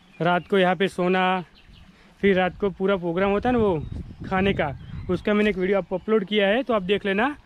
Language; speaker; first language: Hindi; non-native, local second language; Gujarati